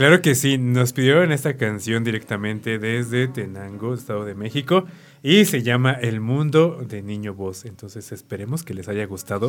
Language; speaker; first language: Spanish; native; Spanish